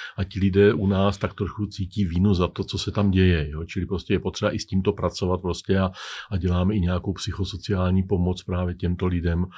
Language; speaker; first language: Czech; native; Czech